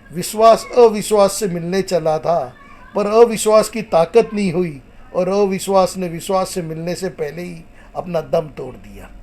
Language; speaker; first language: Hindi; non-native, local second language; Marathi